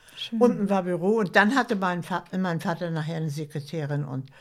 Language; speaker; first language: German; native; German